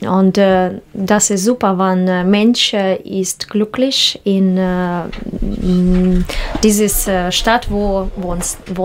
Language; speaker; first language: German; non-native, learner; Russian